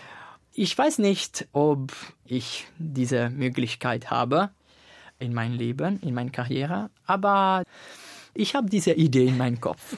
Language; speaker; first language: German; non-native, fluent; Italian